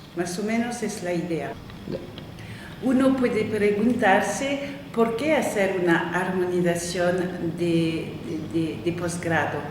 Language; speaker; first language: Spanish; non-native, fluent; French